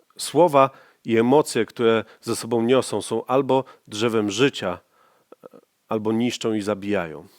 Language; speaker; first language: Polish; native; Polish